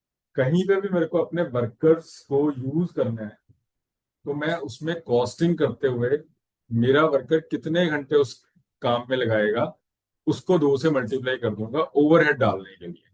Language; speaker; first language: Hindi; native; Hindi